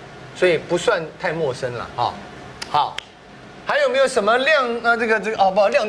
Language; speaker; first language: Chinese; native; Chinese